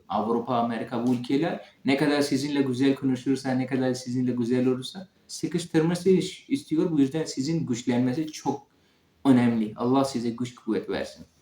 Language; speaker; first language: Turkish; non-native, learner; Urdu